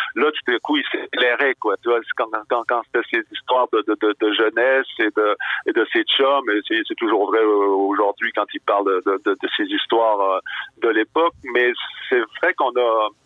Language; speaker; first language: French; native; French